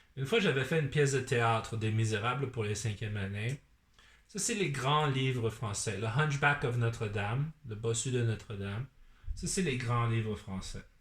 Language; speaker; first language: French; non-native, learner; English